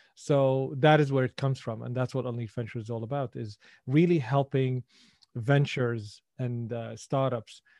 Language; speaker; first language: English; non-native, fluent; Arabic